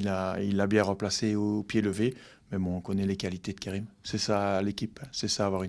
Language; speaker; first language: French; native; French